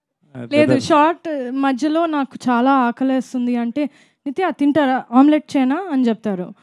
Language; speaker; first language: Telugu; non-native, fluent; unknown